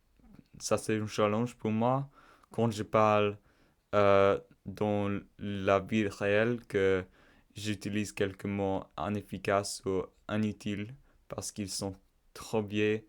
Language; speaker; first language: French; non-native, learner; English